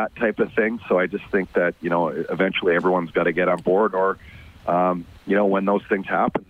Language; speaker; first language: English; native; English